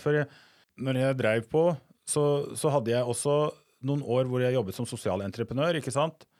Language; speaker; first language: Norwegian; early bilingual, other home language; Arabic